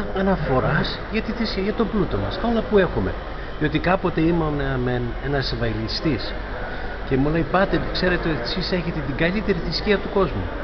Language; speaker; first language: Greek; early bilingual, heritage; Greek